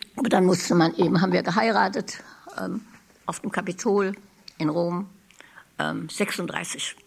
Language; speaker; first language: German; native; German